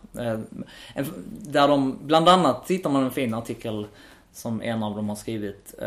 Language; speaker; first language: Swedish; native; Swedish